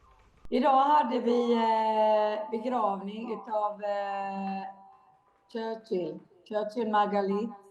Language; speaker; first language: Swedish; non-native, fluent; Hebrew